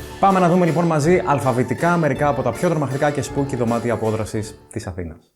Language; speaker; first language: Greek; native; Greek